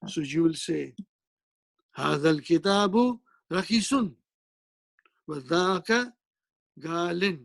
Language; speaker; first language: Arabic; non-native, fluent; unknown